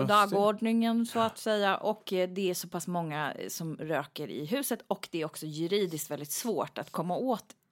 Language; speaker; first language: Swedish; native; Swedish